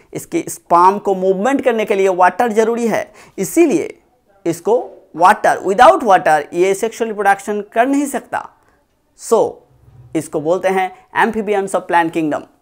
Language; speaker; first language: Hindi; non-native, local second language; Bangla